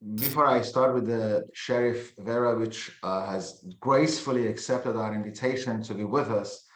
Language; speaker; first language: English; non-native, fluent; Persian